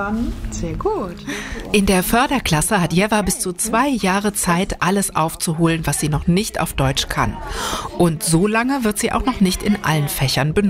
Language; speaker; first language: German; native; German